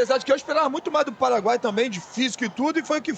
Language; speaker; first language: Portuguese; native; Portuguese